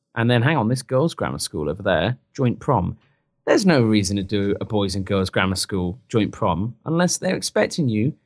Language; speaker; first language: English; native; English